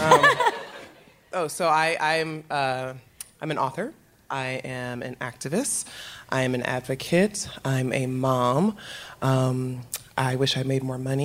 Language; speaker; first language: English; native; English